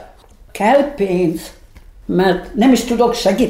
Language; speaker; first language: Hungarian; early bilingual, heritage; Hungarian